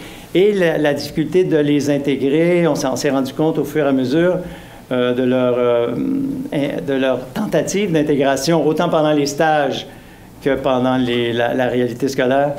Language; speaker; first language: French; native; French